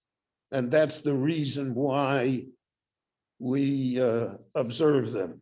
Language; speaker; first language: English; native; English